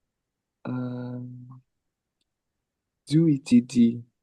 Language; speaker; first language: Japanese; non-native, learner; Indonesian